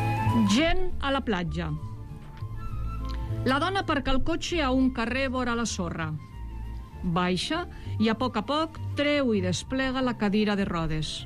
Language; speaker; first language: Catalan; native; Catalan